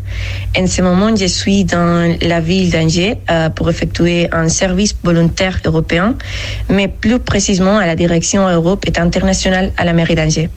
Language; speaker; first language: French; non-native, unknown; Spanish